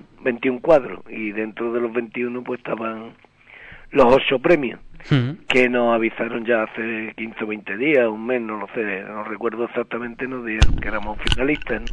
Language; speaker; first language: Spanish; native; Spanish